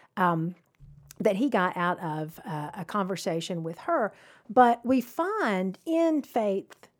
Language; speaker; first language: English; native; English